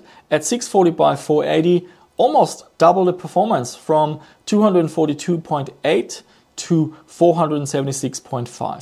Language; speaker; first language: English; non-native, fluent; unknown